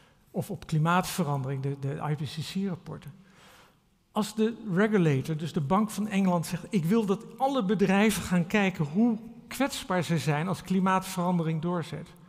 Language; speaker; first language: Dutch; native; Dutch